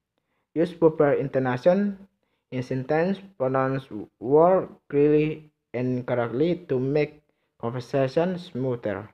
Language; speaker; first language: English; non-native, learner; Indonesian